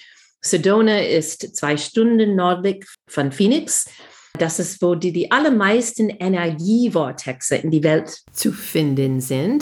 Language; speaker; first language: German; non-native, fluent; English